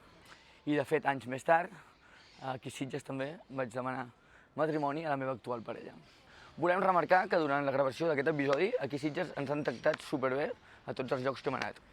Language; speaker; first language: Catalan; native; Catalan